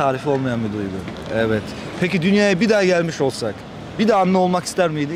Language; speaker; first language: Turkish; early bilingual, heritage; Turkish